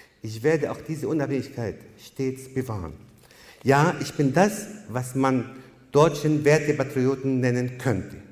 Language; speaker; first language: German; non-native, fluent; Arabic